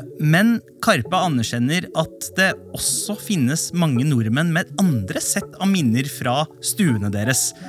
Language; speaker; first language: Norwegian; early bilingual, other home language; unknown